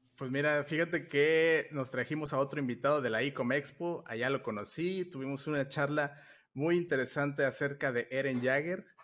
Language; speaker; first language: Spanish; native; Spanish